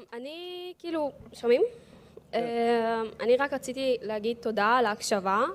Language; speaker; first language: Hebrew; early bilingual, other home language; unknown